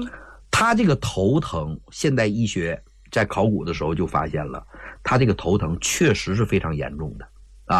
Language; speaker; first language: Chinese; native; Chinese